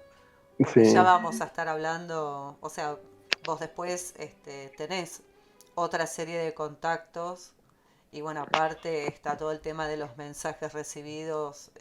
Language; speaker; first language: Spanish; native; Spanish